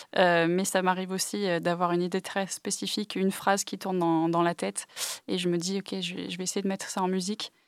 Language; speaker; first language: French; early bilingual, other home language; English